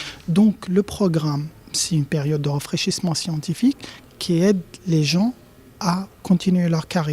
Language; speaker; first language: French; non-native, fluent; Arabic